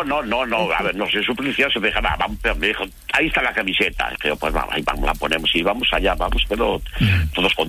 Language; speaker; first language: Spanish; native; Spanish